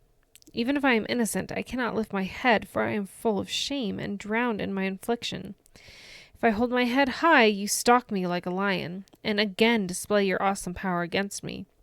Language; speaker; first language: English; native; English